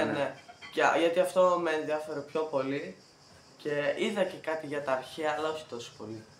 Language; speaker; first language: Greek; early bilingual, heritage; Greek